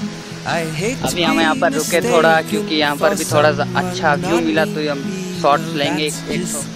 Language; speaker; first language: Hindi; non-native, local second language; Bangla